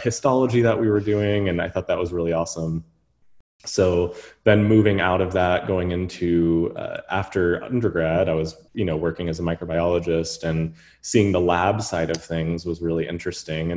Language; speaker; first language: English; native; English